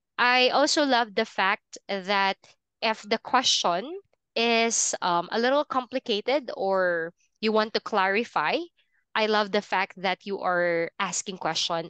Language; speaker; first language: English; non-native, fluent; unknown